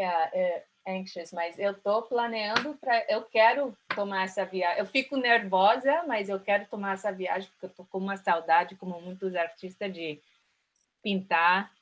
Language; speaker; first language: Portuguese; early bilingual, heritage; Portuguese